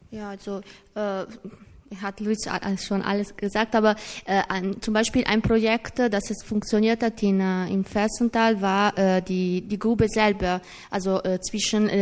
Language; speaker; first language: German; non-native, learner; Italian